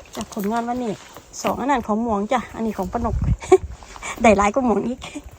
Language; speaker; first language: Thai; native; Thai